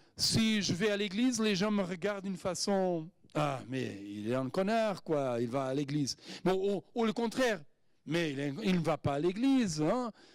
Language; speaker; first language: French; non-native, fluent; Portuguese